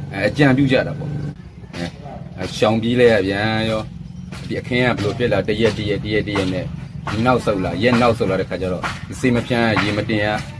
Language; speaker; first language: Burmese; native; Burmese